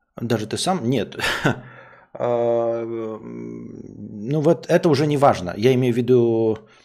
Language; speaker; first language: Russian; native; Russian